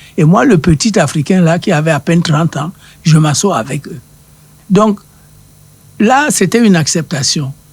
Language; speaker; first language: French; non-native, local second language; Duala